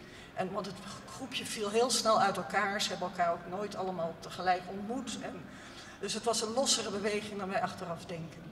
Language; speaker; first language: Dutch; native; Dutch